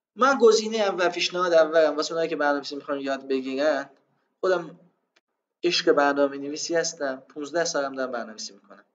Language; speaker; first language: Persian; non-native, local second language; Azerbaijani